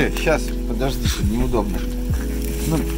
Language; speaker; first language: Russian; native; Russian